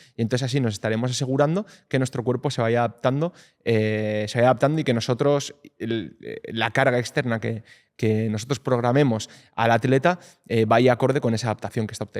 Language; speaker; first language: Spanish; native; Spanish